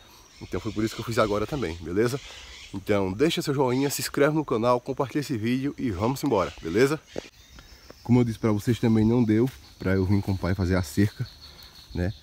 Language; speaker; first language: Portuguese; native; Portuguese